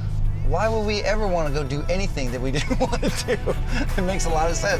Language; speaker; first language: English; native; English